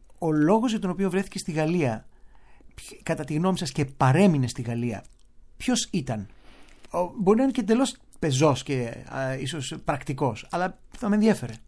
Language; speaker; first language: Greek; native; Greek